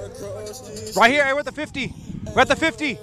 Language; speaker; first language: English; native; English